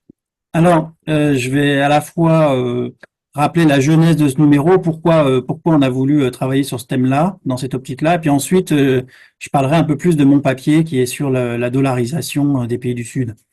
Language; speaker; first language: French; native; French